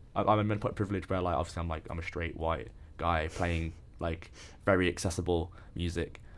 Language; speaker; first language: English; native; English